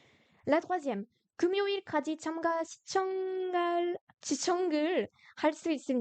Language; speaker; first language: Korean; non-native, fluent; French